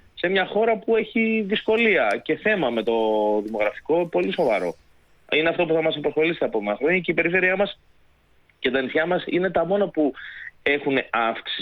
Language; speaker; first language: Greek; native; Greek